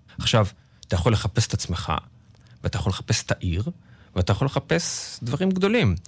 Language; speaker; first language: Hebrew; native; Hebrew